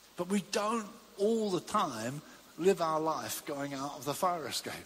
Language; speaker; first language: English; native; English